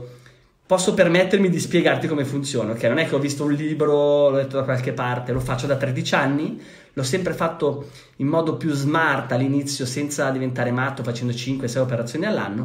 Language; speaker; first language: Italian; native; Italian